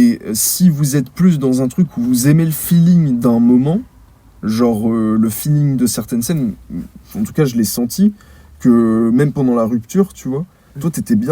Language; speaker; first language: French; native; French